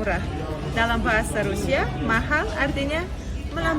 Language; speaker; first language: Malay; non-native, fluent; Russian